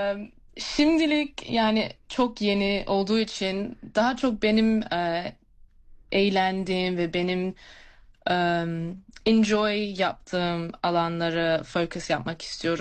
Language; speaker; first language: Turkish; early bilingual, heritage; Turkish